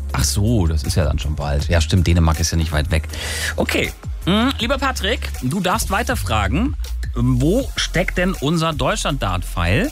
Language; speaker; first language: German; native; German